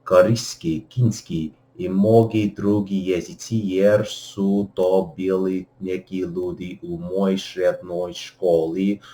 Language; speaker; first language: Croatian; non-native, learner; English